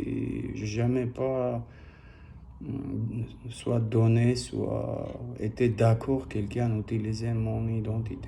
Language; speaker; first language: French; non-native, learner; Armenian